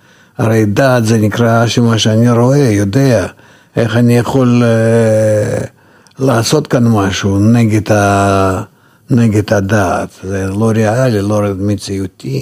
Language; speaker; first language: Hebrew; non-native, fluent; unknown